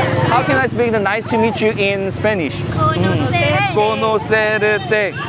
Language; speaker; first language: English; non-native, learner; Korean